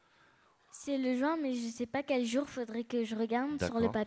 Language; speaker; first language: French; native; French